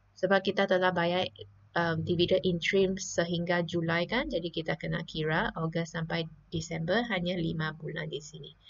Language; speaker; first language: Malay; non-native, local second language; Chinese